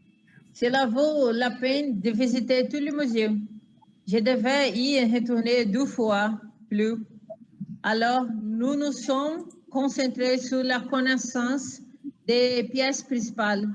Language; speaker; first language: French; non-native, learner; Portuguese